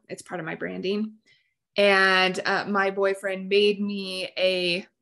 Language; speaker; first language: English; native; English